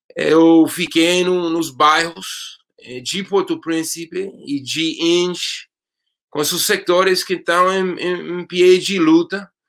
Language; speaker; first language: Portuguese; non-native, fluent; English